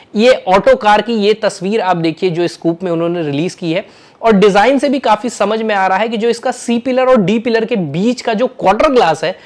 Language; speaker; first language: Hindi; native; Hindi